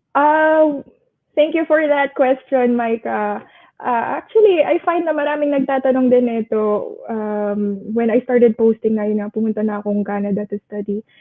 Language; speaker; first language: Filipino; native; Filipino